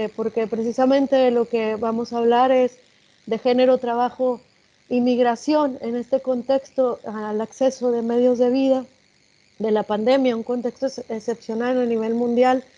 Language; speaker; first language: Spanish; native; Spanish